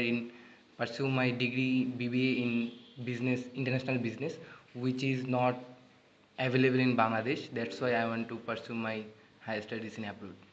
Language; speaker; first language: English; non-native, learner; Bangla